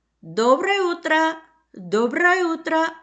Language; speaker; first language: Russian; non-native, fluent; Korean